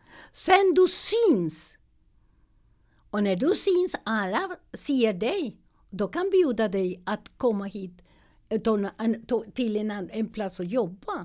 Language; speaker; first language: Swedish; non-native, learner; Spanish